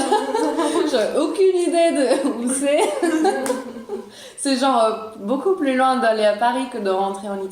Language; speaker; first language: French; early bilingual, other home language; Italian